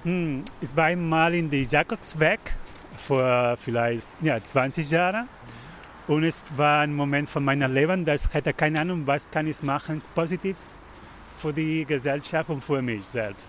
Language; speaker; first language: German; non-native, learner; Spanish